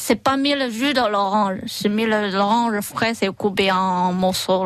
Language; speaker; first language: French; non-native, learner; Chinese